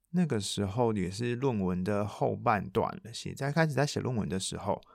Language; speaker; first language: Chinese; non-native, local second language; Min Nan Chinese